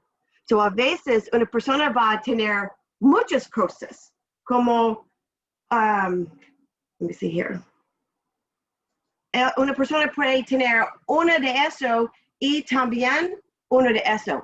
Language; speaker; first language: Spanish; non-native, learner; English